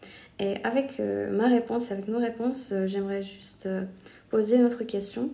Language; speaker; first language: French; non-native, fluent; Hungarian